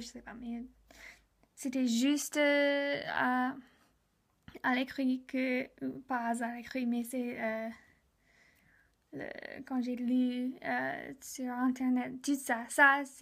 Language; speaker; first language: French; non-native, learner; English